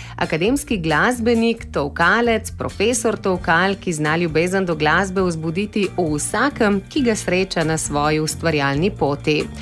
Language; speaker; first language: Slovenian; native; Slovenian